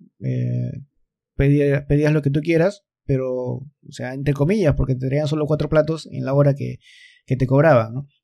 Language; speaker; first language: Spanish; native; Spanish